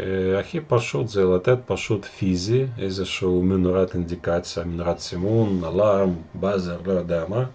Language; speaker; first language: Hebrew; non-native, fluent; Russian